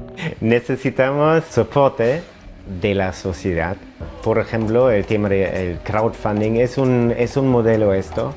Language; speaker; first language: Spanish; non-native, fluent; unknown